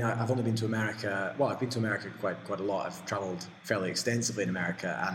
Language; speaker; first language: English; native; English